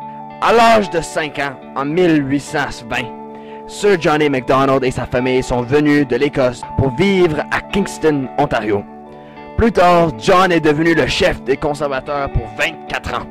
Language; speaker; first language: French; native; French